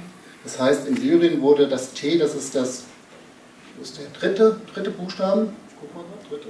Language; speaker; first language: German; native; German